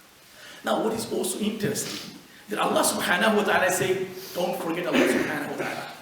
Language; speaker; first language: English; non-native, fluent; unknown